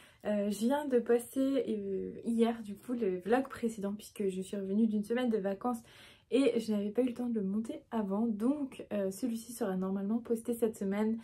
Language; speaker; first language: French; native; French